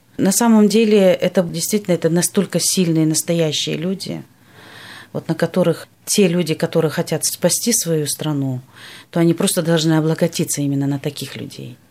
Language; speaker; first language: Russian; non-native, local second language; Kyrgyz